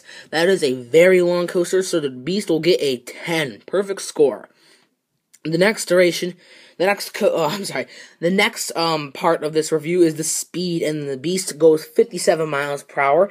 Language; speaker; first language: English; native; English